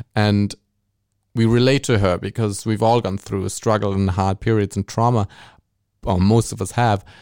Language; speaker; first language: English; non-native, fluent; German